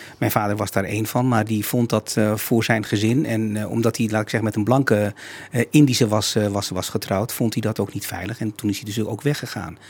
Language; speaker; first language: Dutch; native; Dutch